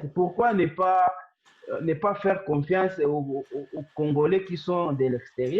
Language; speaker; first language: French; non-native, local second language; Swahili